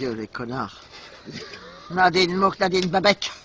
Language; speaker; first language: French; native; French